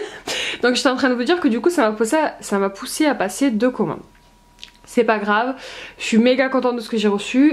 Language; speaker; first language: French; native; French